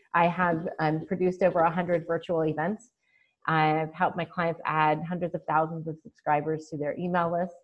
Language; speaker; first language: English; native; English